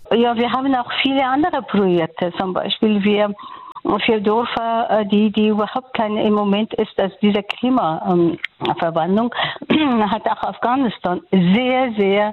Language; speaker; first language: German; non-native, learner; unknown